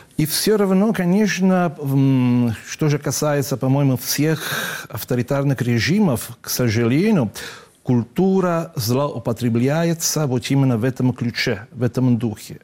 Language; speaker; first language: Russian; non-native, fluent; Italian